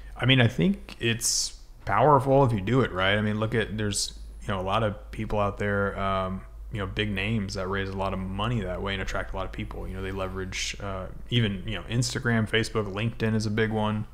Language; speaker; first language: English; native; English